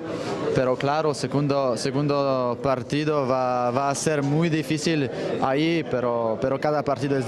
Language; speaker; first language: Spanish; non-native, fluent; Polish